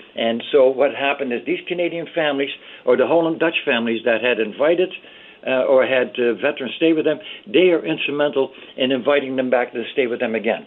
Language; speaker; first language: English; early bilingual, other home language; Dutch